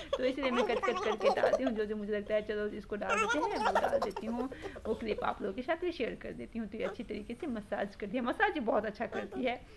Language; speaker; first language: Hindi; native; Hindi